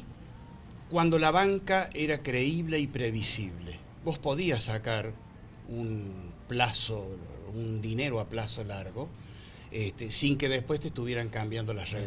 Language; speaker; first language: Spanish; native; Spanish